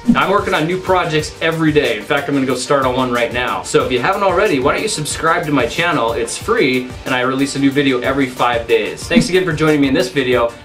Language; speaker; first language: English; native; English